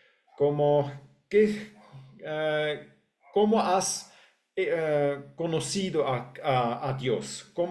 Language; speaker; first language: Spanish; non-native, fluent; English